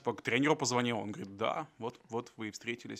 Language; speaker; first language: Russian; native; Russian